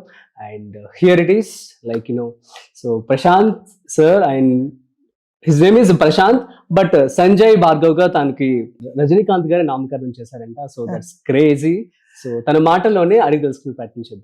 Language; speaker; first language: Telugu; native; Telugu